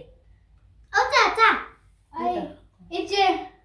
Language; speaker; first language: Mongolian; early bilingual, heritage; Mongolian